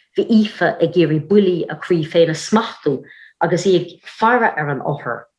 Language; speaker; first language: Irish; native; Irish